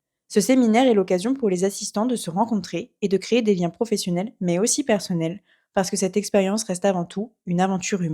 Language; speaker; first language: French; native; French